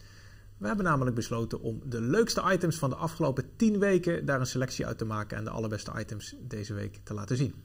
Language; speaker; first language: Dutch; native; Dutch